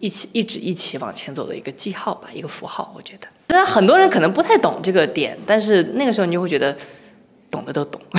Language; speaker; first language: Chinese; native; Chinese